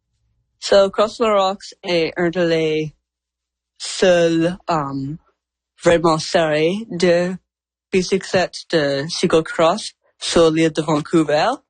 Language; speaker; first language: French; non-native, local second language; English